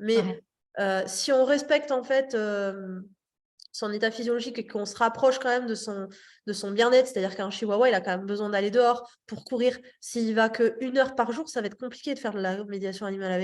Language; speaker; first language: French; native; French